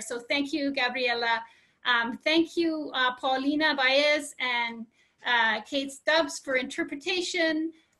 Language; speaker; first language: English; native; English